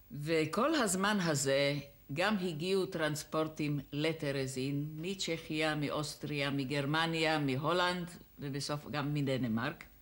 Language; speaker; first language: Hebrew; non-native, fluent; Czech